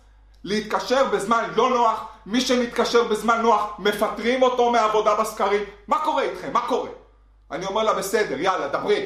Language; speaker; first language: Hebrew; native; Hebrew